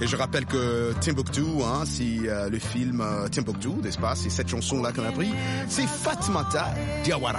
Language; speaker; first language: French; non-native, local second language; Luba-Lulua